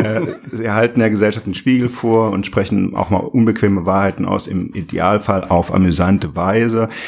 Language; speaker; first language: German; native; German